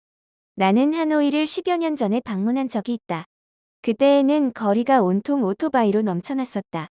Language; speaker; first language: Korean; native; Korean